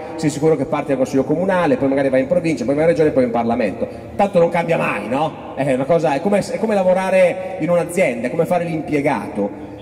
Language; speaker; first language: Italian; native; Italian